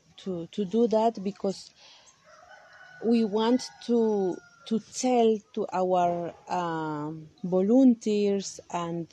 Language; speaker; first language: English; non-native, learner; Kaqchikel